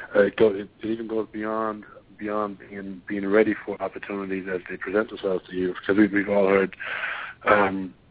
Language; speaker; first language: English; non-native, fluent; German